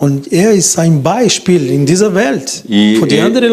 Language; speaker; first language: German; non-native, fluent; Portuguese